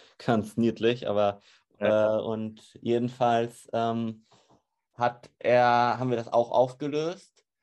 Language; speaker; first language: German; native; German